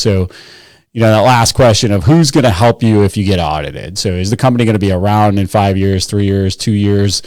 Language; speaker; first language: English; native; English